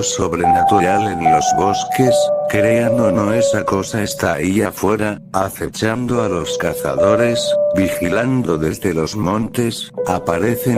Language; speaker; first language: Spanish; native; Spanish